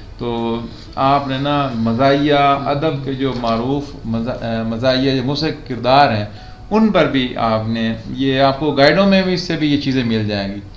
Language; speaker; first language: Urdu; non-native, local second language; Punjabi